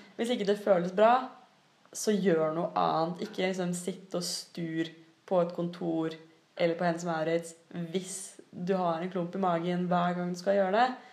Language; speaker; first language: Norwegian; native; Norwegian